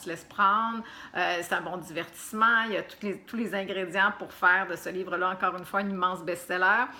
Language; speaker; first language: French; native; French